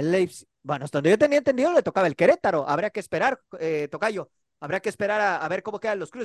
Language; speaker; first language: Spanish; native; Spanish